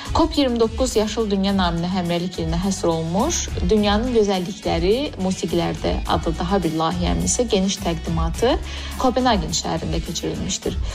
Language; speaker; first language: Azerbaijani; native; Azerbaijani